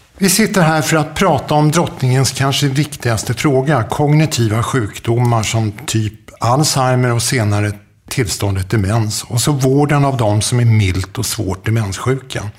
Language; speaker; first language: Swedish; native; Swedish